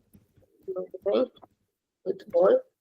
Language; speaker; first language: Portuguese; non-native, fluent; Hindi